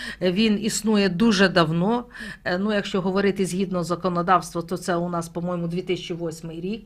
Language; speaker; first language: Ukrainian; native; Ukrainian